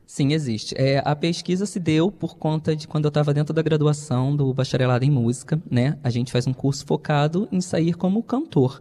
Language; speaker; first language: Portuguese; native; Portuguese